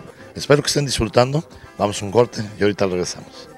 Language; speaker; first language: Spanish; native; Spanish